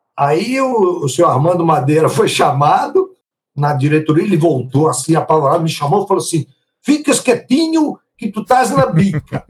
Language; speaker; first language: Portuguese; early bilingual, other home language; Italian